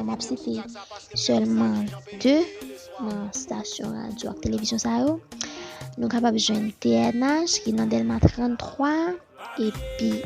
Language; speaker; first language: French; non-native, learner; Haitian Creole